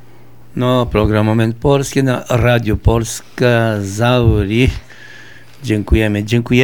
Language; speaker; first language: Polish; early bilingual, heritage; Polish